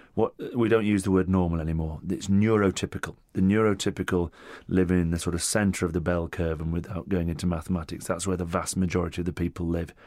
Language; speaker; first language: English; native; English